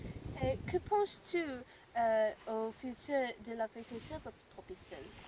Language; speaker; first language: French; non-native, learner; English